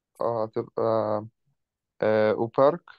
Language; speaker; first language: French; non-native, learner; Arabic